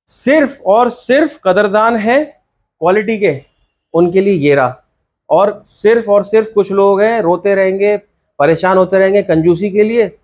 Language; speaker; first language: Hindi; native; Hindi